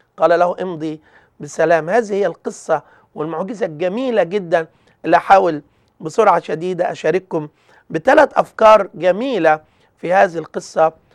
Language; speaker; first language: Arabic; native; Arabic